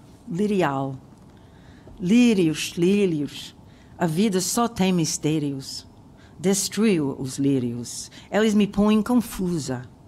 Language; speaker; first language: Portuguese; non-native, fluent; English